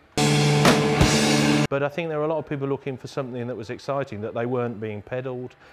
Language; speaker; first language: English; native; English